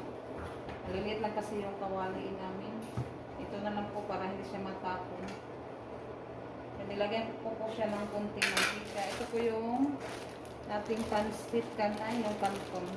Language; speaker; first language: Filipino; non-native, local second language; Cebuano